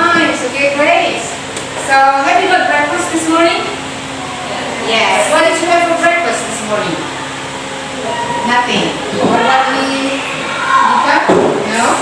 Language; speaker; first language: English; non-native, learner; Indonesian